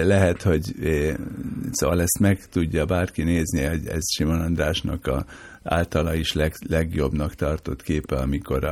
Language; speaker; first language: Hungarian; native; Hungarian